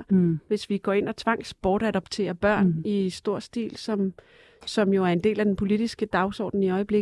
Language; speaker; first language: Danish; native; Danish